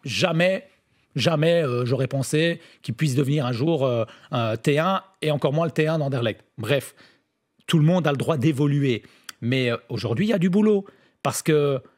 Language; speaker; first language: French; native; French